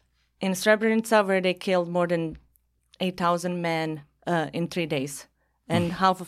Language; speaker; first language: English; non-native, fluent; Bosnian